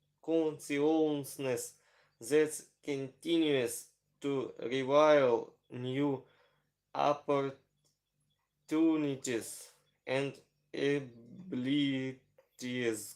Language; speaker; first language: English; non-native, learner; Ukrainian